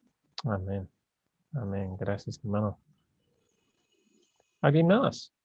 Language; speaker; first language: Spanish; non-native, learner; English